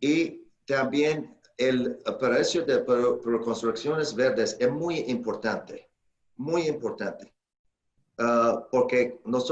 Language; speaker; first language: Spanish; non-native, learner; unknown